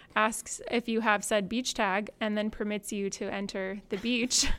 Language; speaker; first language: English; native; English